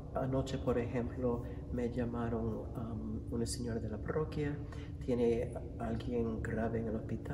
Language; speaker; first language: Spanish; non-native, fluent; English